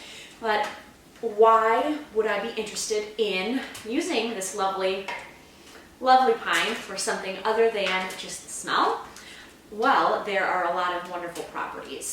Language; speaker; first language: English; native; English